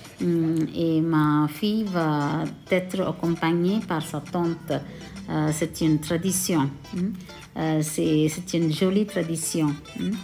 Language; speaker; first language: French; non-native, local second language; Tamil